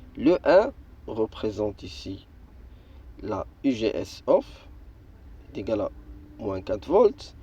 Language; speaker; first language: French; non-native, local second language; Arabic